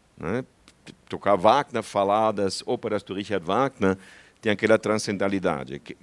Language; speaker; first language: Portuguese; non-native, fluent; German